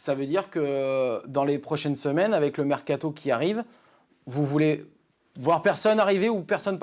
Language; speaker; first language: French; native; French